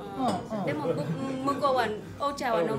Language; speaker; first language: Japanese; non-native, learner; Vietnamese